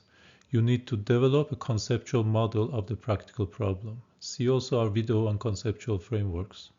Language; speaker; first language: English; non-native, fluent; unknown